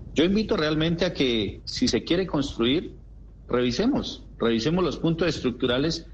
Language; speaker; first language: Spanish; native; Spanish